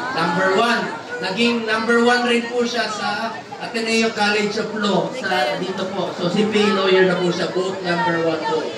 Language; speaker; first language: Filipino; non-native, local second language; Cebuano